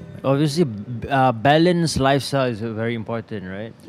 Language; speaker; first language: English; non-native, local second language; Malay